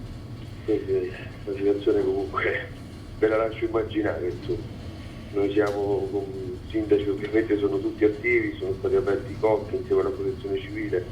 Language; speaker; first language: Italian; native; Italian